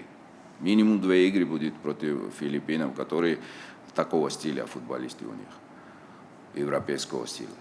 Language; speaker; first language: Russian; non-native, local second language; Tajik